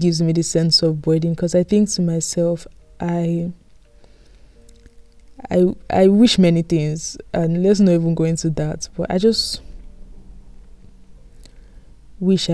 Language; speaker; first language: English; non-native, local second language; Yoruba